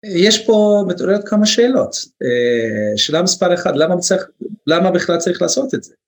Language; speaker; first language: Hebrew; non-native, local second language; Arabic